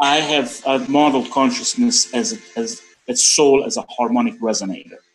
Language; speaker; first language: English; non-native, fluent; Persian